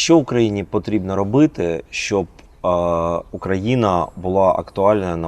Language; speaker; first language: Ukrainian; native; Ukrainian